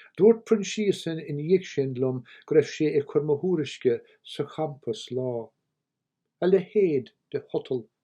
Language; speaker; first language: Irish; native; Irish